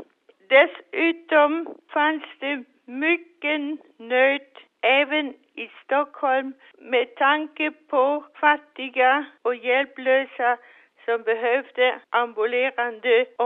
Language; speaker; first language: Swedish; non-native, fluent; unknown